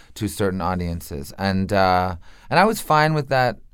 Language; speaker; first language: English; native; English